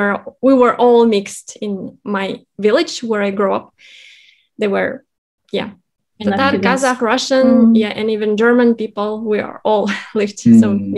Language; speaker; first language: English; non-native, fluent; Kazakh